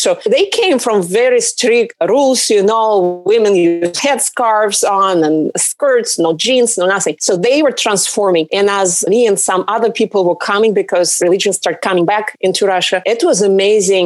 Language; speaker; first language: English; non-native, fluent; Russian